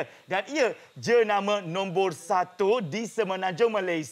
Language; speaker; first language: Malay; native; Malay